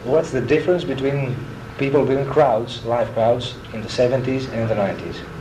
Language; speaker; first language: English; non-native, fluent; Greek